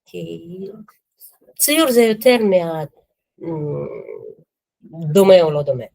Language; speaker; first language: Hebrew; non-native, fluent; Russian